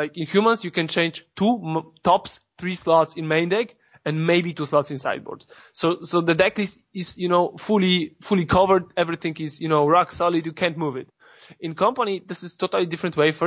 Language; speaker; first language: English; non-native, fluent; Polish